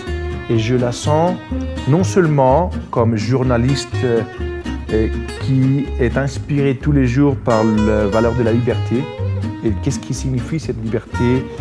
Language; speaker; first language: French; non-native, fluent; Spanish